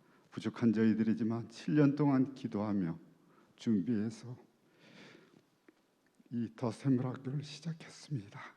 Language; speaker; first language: Korean; native; Korean